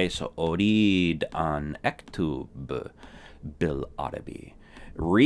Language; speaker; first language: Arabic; non-native, fluent; English